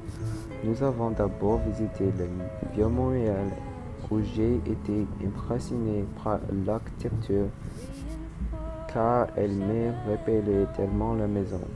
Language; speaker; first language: French; non-native, learner; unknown